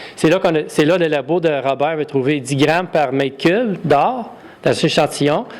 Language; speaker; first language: French; native; French